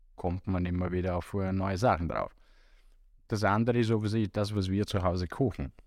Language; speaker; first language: German; non-native, fluent; Romanian